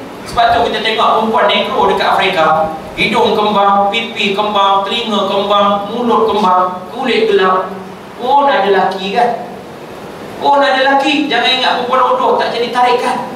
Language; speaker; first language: Malay; native; Malay